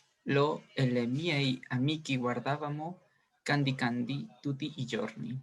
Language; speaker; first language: Italian; non-native, learner; Spanish